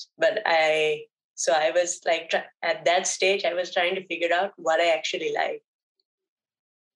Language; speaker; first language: English; non-native, local second language; Sinhala